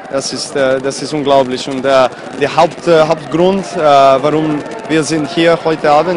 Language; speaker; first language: German; non-native, learner; Serbian